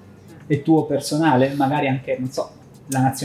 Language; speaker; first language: Italian; native; Italian